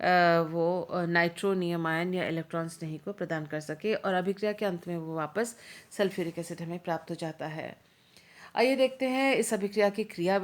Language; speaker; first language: Hindi; native; Hindi